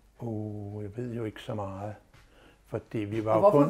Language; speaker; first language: Danish; native; Danish